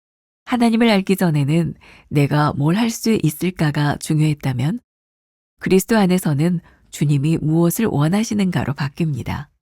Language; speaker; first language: Korean; native; Korean